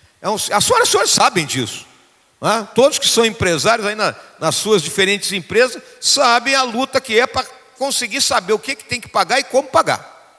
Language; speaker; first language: Portuguese; native; Portuguese